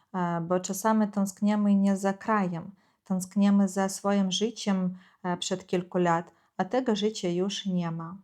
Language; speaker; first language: Polish; non-native, fluent; Ukrainian